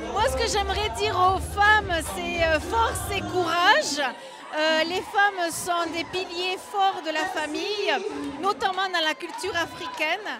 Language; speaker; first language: French; native; French